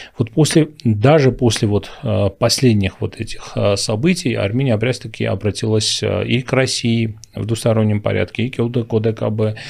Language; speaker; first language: Russian; non-native, local second language; Armenian